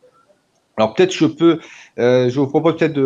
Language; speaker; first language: French; native; French